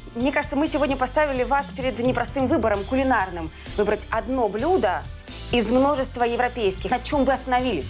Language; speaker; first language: Russian; native; Russian